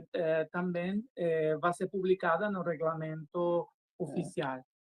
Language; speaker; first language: Portuguese; non-native, learner; Spanish